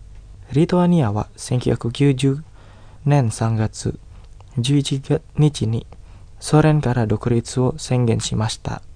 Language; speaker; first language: Japanese; non-native, learner; Indonesian